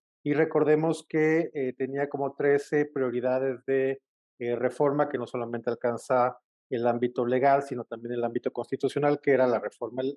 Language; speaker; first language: Spanish; native; Spanish